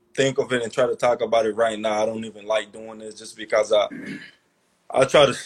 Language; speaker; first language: English; early bilingual, other home language; Portuguese